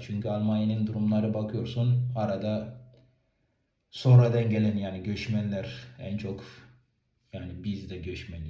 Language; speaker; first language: Turkish; non-native, fluent; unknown